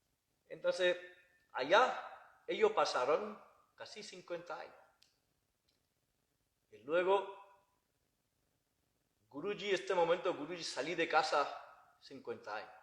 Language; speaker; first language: Spanish; non-native, learner; Bangla